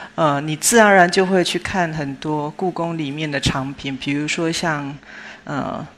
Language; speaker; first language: Chinese; native; Chinese